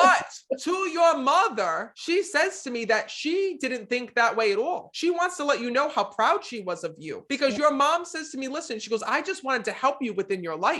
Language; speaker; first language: English; native; English